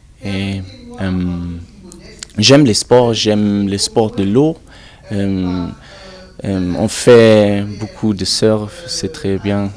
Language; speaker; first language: French; non-native, learner; German